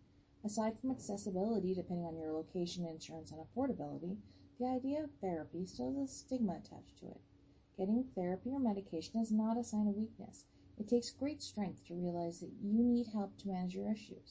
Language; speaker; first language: English; native; English